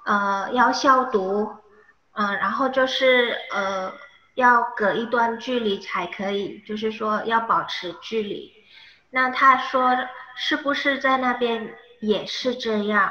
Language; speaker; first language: Chinese; non-native, fluent; Indonesian